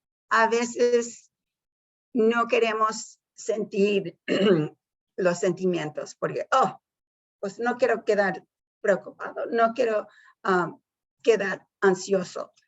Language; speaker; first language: Spanish; early bilingual, heritage; Spanish